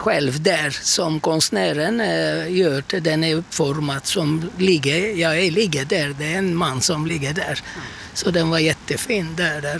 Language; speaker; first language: Swedish; non-native, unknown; Turkish